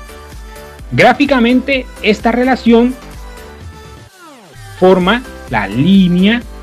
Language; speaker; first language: Spanish; native; Spanish